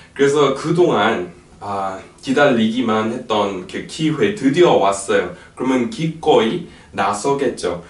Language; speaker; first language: Korean; non-native, fluent; English